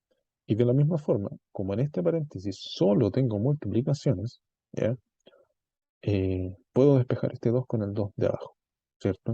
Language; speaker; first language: Spanish; native; Spanish